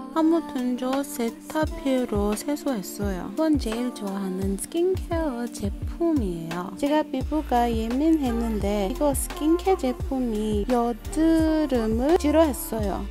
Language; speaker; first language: Korean; non-native, learner; English